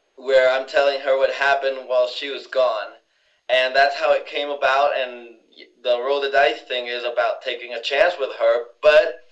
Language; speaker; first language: English; non-native, fluent; Spanish